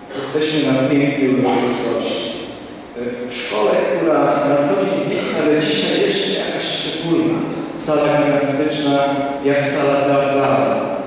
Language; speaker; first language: Polish; native; Polish